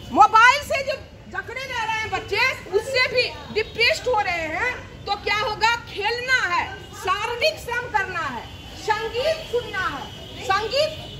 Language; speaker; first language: Hindi; native; Hindi